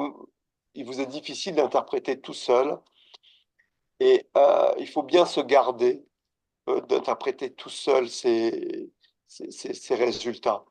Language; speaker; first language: French; native; French